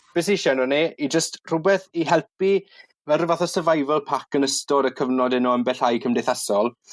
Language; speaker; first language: Welsh; native; Welsh